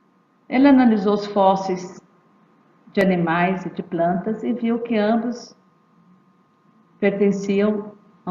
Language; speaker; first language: Portuguese; native; Portuguese